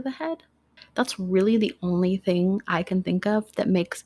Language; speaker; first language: English; native; English